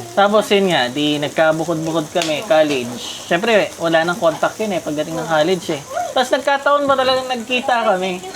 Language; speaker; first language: Filipino; native; Filipino